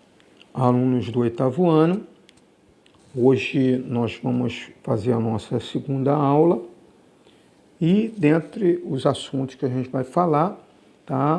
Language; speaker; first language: Portuguese; native; Portuguese